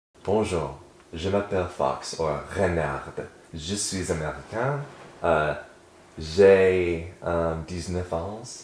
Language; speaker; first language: French; non-native, learner; English